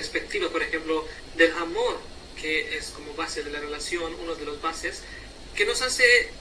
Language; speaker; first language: Spanish; non-native, fluent; Hindi